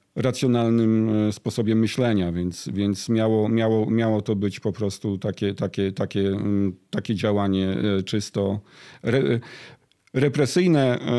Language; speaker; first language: Polish; native; Polish